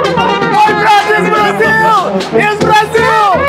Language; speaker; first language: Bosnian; non-native, learner; English